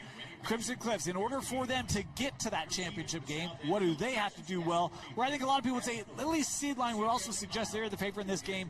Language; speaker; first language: English; native; English